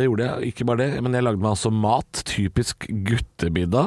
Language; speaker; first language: Norwegian; native; Norwegian